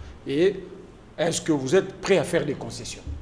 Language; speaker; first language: French; non-native, local second language; Lingala